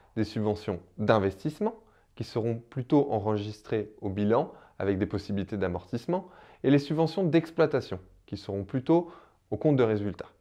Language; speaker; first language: French; native; French